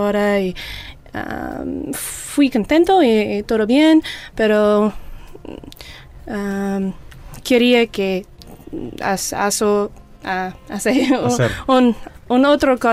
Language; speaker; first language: Spanish; non-native, learner; English